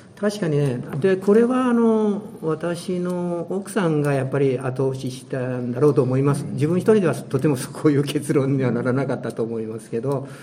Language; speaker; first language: Japanese; native; Japanese